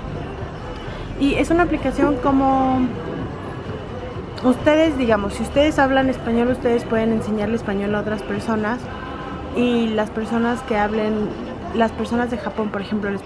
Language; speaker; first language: Spanish; native; Spanish